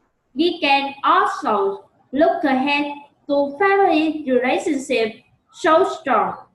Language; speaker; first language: English; non-native, learner; Vietnamese